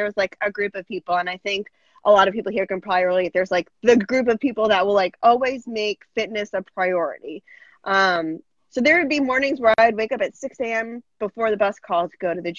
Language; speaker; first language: English; native; English